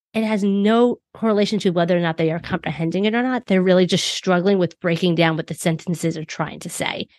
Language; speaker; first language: English; native; English